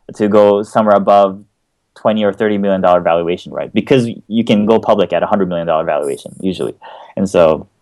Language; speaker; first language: English; native; English